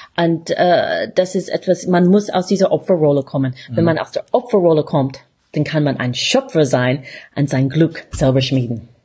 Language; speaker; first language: German; non-native, fluent; English